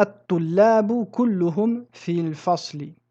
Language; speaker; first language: Arabic; non-native, fluent; French